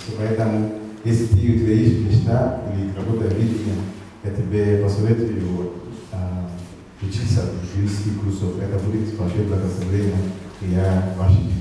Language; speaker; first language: Russian; non-native, fluent; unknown